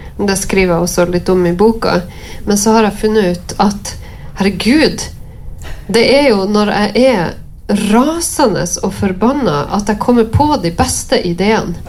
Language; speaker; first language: Norwegian; native; Norwegian